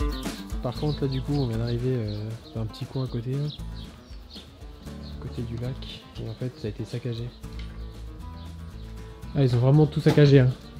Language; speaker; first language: French; native; French